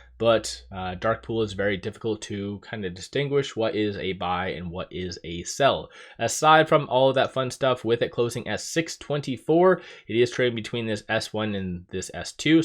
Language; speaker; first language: English; native; English